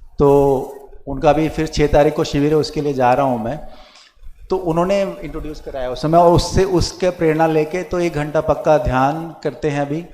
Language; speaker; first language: Hindi; non-native, local second language; Kannada